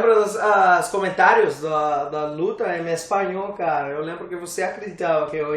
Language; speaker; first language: Portuguese; non-native, learner; English